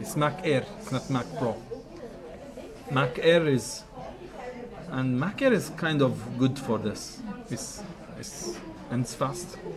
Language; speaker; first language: English; non-native, fluent; Arabic